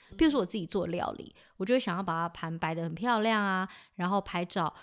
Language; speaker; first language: Chinese; native; Chinese